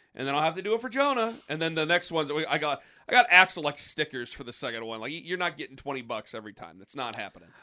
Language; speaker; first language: English; native; English